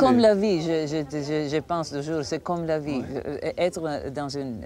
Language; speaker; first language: French; non-native, fluent; Croatian